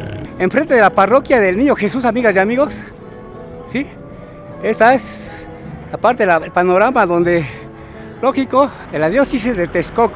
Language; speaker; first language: Spanish; native; Spanish